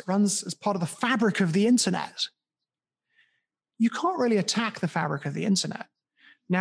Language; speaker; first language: English; native; English